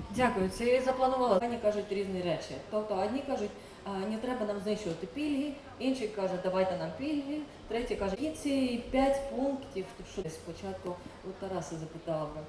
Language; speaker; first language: Ukrainian; non-native, fluent; Estonian